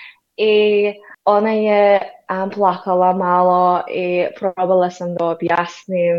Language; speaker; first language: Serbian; non-native, learner; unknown